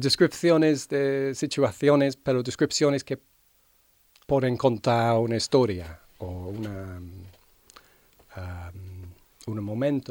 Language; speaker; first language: Spanish; non-native, fluent; English